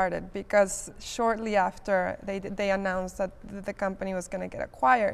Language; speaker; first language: English; non-native, fluent; Spanish